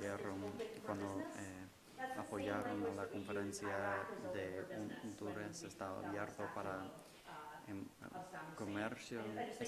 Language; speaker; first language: Spanish; non-native, fluent; English